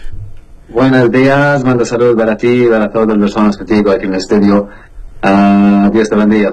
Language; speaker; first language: Spanish; non-native, learner; Arabic